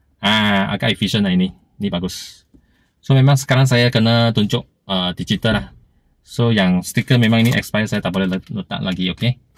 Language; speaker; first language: Malay; non-native, local second language; Chinese